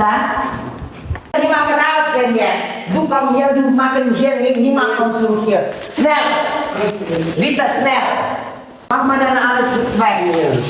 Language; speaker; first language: German; non-native, learner; Indonesian